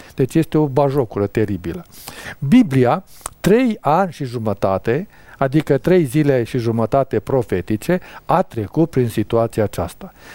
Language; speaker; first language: Romanian; native; Romanian